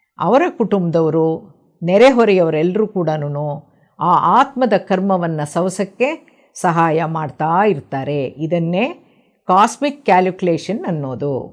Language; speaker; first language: Kannada; non-native, local second language; Telugu